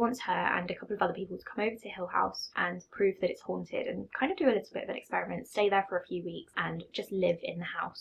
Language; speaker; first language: English; native; English